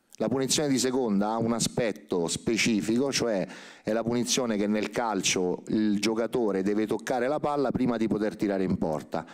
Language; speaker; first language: Italian; native; Italian